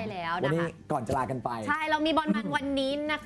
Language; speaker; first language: Thai; native; Thai